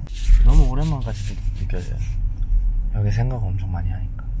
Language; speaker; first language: Korean; early bilingual, heritage; Korean